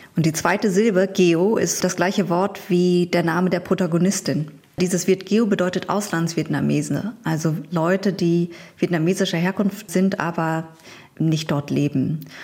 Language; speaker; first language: German; early bilingual, other home language; Vietnamese